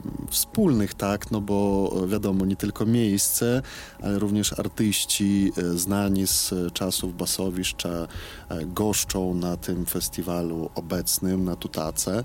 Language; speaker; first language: Polish; non-native, fluent; Belarusian